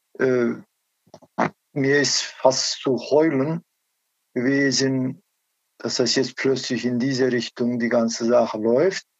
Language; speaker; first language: German; non-native, learner; Turkish